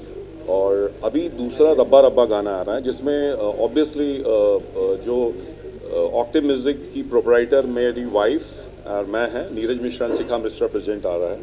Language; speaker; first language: Hindi; native; Hindi